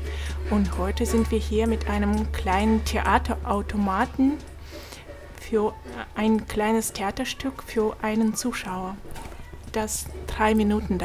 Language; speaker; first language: German; non-native, fluent; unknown